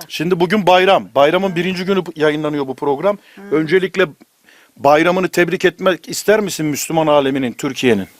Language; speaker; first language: Turkish; native; Turkish